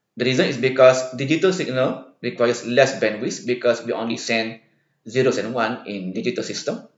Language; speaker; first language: English; non-native, local second language; Malay